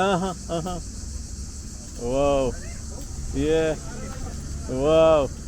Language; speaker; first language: English; non-native, learner; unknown